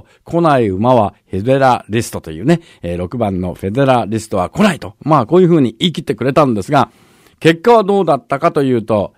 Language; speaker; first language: Japanese; native; Japanese